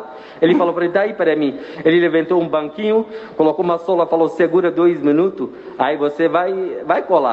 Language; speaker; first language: Portuguese; non-native, fluent; Arabic